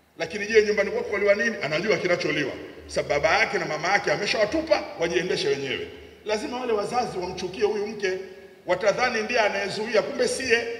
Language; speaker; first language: Swahili; native; Swahili